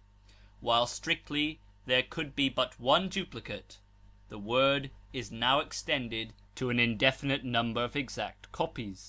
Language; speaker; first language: English; native; English